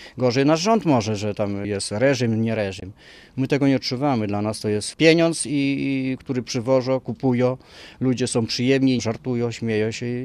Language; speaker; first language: Polish; native; Polish